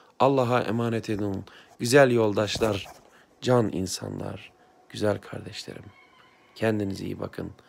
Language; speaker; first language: Turkish; native; Turkish